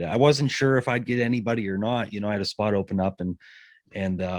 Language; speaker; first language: English; native; English